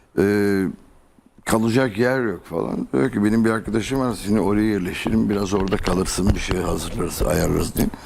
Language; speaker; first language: Turkish; native; Turkish